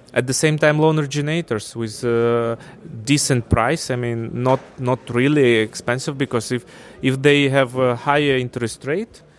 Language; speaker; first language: English; non-native, fluent; Ukrainian